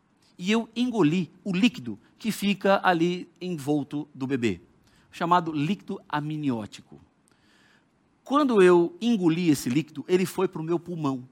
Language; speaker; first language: Portuguese; native; Portuguese